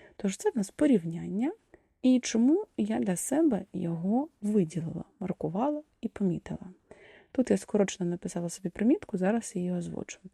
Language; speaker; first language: Ukrainian; non-native, local second language; Russian